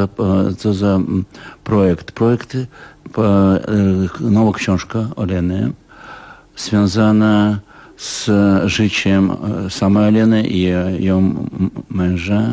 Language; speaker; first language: Polish; non-native, fluent; Russian